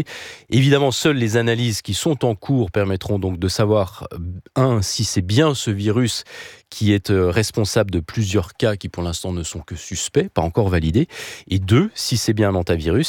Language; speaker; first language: French; native; French